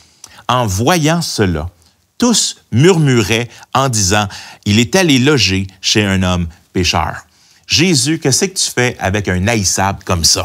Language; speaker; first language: French; native; French